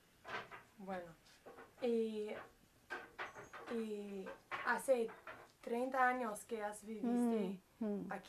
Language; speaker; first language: Spanish; non-native, learner; English